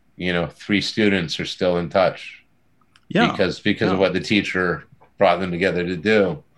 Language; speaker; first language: English; native; English